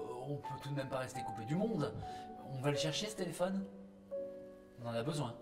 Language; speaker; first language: French; native; French